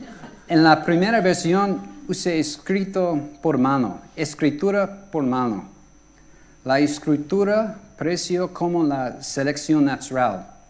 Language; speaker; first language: Spanish; non-native, fluent; English